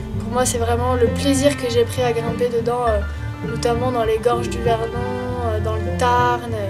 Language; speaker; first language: French; native; French